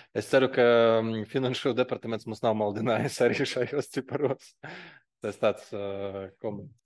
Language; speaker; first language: Latvian; non-native, local second language; Russian